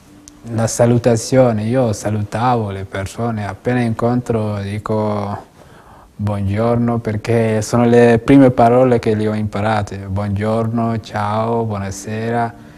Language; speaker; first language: Italian; non-native, fluent; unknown